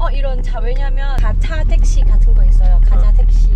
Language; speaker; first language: Korean; non-native, fluent; Vietnamese